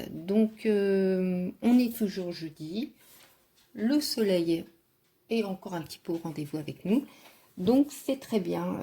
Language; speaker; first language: French; native; French